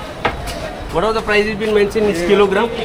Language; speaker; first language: English; non-native, local second language; Hindi